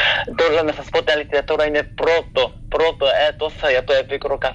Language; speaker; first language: Greek; non-native, fluent; Japanese